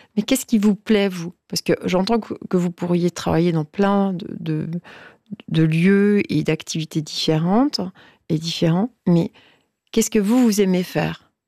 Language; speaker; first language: French; native; French